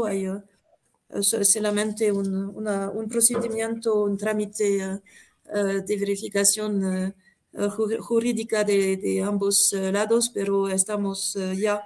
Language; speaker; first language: Spanish; non-native, fluent; French